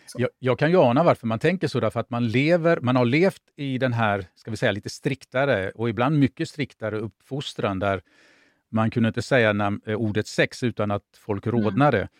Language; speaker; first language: Swedish; native; Swedish